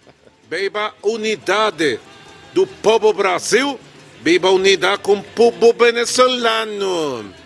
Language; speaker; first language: Portuguese; non-native, learner; Spanish